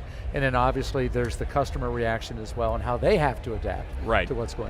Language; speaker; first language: English; native; English